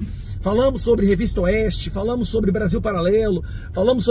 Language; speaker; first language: Portuguese; native; Portuguese